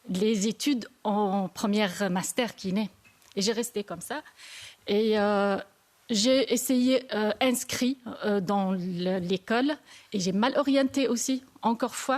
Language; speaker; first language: French; non-native, learner; Arabic